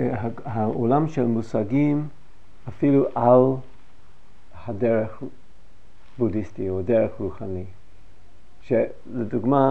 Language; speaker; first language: Hebrew; non-native, fluent; English